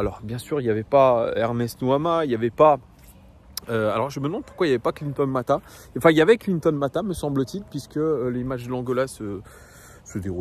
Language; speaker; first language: French; native; French